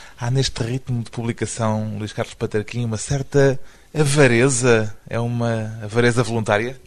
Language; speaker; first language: Portuguese; native; Portuguese